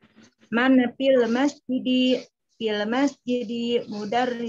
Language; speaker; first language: Arabic; non-native, learner; Indonesian